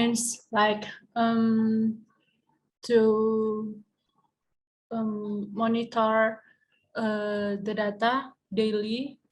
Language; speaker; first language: English; non-native, learner; Indonesian